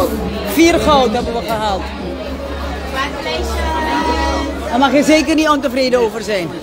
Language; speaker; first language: Dutch; native; Dutch